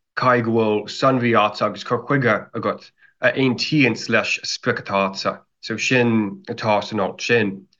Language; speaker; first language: Irish; non-native, fluent; English